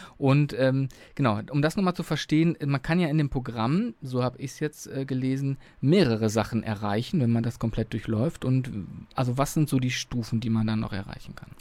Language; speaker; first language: German; native; German